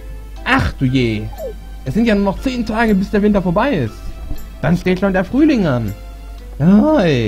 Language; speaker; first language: German; native; German